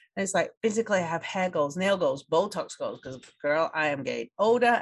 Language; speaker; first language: English; native; English